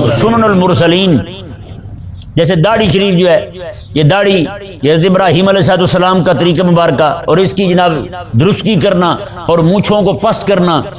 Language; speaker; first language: Urdu; non-native, local second language; Punjabi